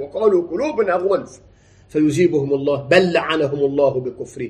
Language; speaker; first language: Arabic; native; Arabic